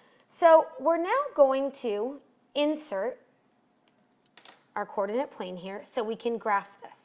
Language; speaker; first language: English; native; English